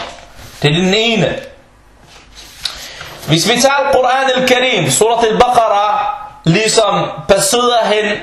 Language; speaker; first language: Danish; early bilingual, other home language; Arabic